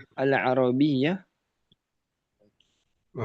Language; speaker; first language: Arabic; non-native, learner; Indonesian